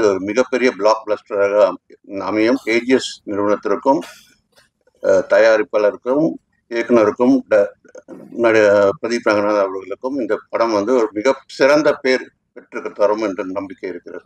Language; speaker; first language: Tamil; native; Tamil